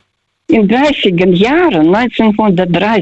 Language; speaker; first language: German; early bilingual, other home language; Russian